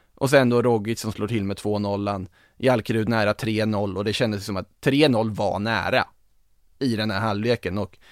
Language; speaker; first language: Swedish; native; Swedish